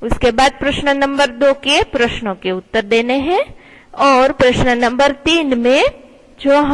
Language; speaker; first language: Hindi; non-native, local second language; Gujarati